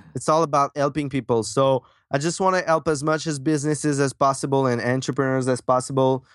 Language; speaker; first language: English; non-native, fluent; French